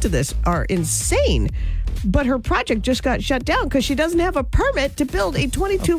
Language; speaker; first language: English; native; English